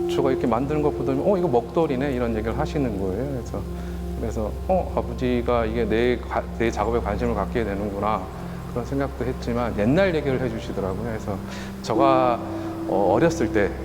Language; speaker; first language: Korean; native; Korean